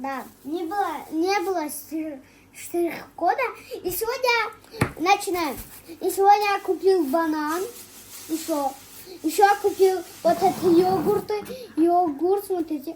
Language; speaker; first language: Russian; early bilingual, other home language; Tajik